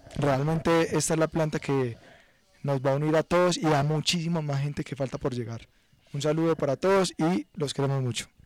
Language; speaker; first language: Spanish; native; Spanish